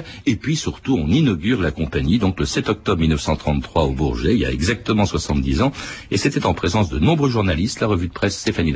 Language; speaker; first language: French; native; French